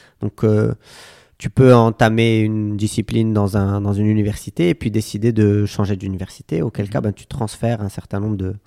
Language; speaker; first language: French; non-native, local second language; Arabic